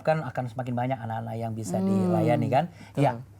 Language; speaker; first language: Indonesian; native; Indonesian